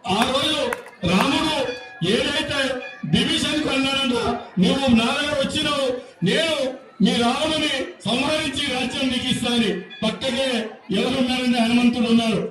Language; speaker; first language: Telugu; non-native, local second language; Lambadi